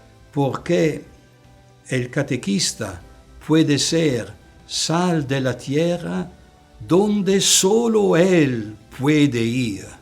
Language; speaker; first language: Spanish; non-native, fluent; Italian